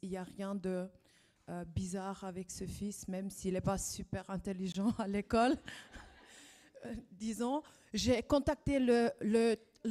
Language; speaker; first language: French; non-native, fluent; German